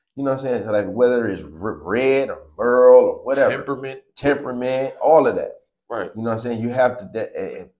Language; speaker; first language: English; native; English